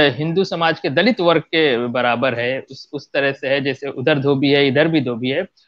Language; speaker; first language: Hindi; non-native, local second language; Bhojpuri